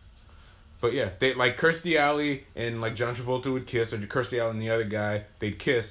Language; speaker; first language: English; native; English